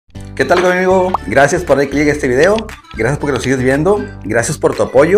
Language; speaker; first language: Spanish; native; Spanish